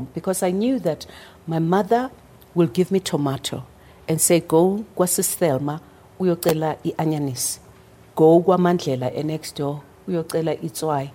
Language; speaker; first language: English; non-native, local second language; Zulu